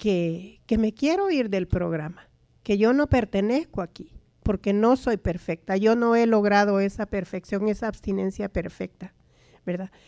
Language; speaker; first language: Spanish; native; Spanish